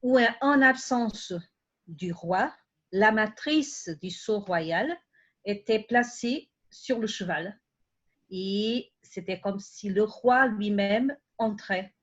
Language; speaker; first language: French; non-native, fluent; Portuguese